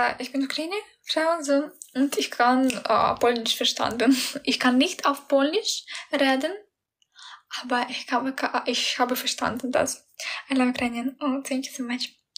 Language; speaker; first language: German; non-native, learner; Ukrainian